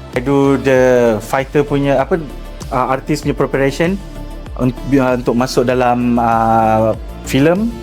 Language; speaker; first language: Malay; native; Malay